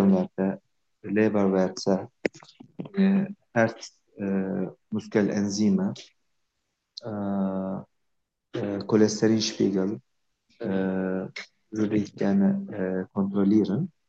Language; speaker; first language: German; non-native, learner; Turkish